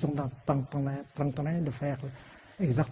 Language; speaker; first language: French; non-native, fluent; Vietnamese